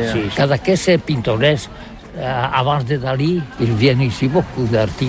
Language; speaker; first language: French; non-native, learner; Catalan